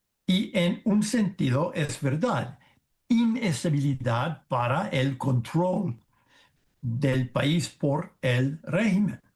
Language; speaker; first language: Spanish; non-native, fluent; English